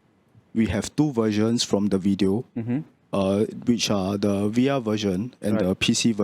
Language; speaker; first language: English; non-native, local second language; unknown